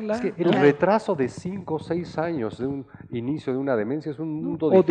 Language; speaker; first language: Spanish; native; Spanish